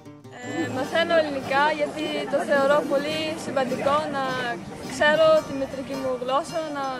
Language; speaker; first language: Greek; early bilingual, heritage; Greek